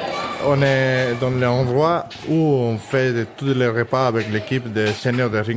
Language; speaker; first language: French; non-native, fluent; Spanish